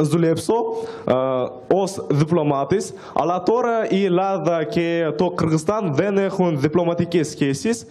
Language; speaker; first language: Greek; non-native, learner; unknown